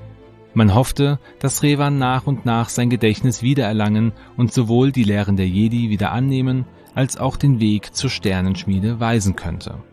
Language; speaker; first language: German; native; German